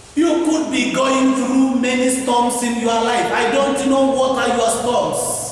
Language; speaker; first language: English; non-native, local second language; Swahili